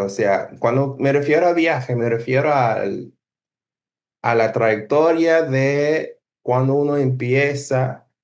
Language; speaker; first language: Spanish; non-native, fluent; English